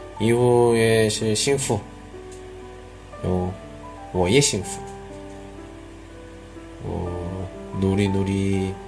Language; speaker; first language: Chinese; non-native, learner; Korean